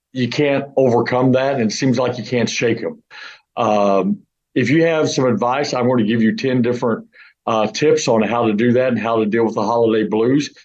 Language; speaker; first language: English; native; English